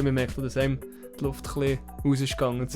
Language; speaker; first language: German; native; German